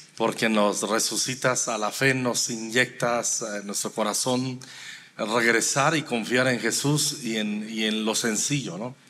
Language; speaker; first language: Spanish; native; Spanish